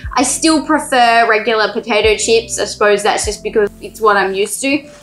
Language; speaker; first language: English; native; English